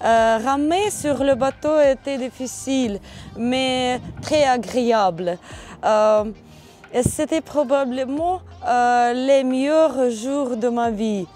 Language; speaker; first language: French; non-native, learner; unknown